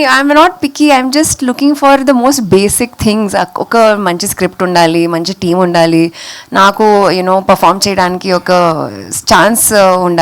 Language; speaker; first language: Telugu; non-native, local second language; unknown